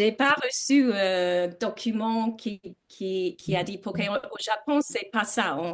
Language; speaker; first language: French; non-native, learner; English